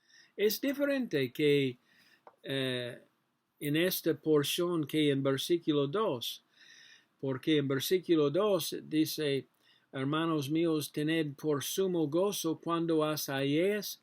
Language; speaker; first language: Spanish; non-native, learner; English